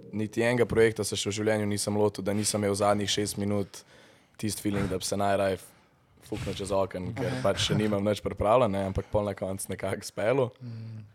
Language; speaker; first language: Slovenian; native; Slovenian